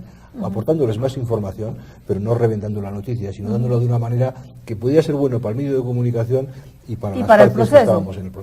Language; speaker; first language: Spanish; native; Spanish